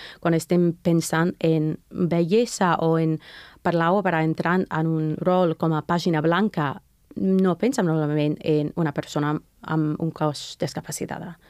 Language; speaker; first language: Catalan; non-native, fluent; English